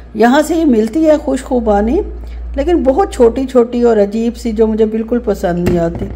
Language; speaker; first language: Urdu; native; Urdu